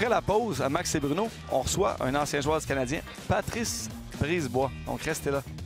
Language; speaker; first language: French; native; French